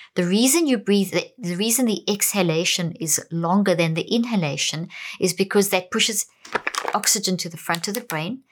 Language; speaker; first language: English; native; English